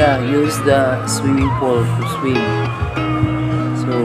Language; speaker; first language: English; non-native, local second language; Cebuano